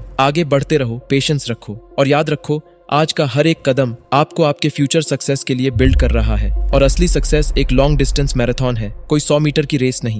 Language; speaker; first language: Hindi; native; Hindi